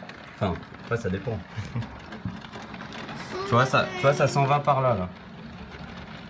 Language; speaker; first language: French; native; French